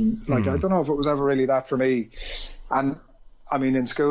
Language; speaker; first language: English; native; English